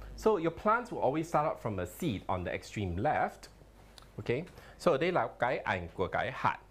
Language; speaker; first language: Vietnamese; non-native, fluent; English